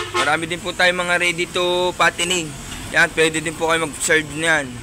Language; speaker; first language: Filipino; native; Filipino